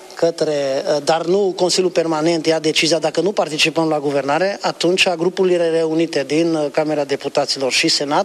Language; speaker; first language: Romanian; non-native, local second language; Hungarian